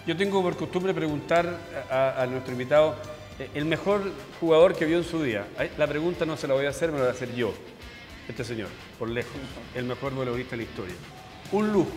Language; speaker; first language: Spanish; native; Spanish